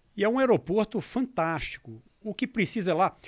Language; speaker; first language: Portuguese; native; Portuguese